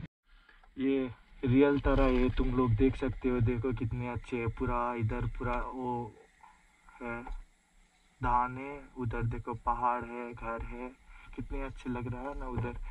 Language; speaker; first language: Hindi; non-native, learner; Nepali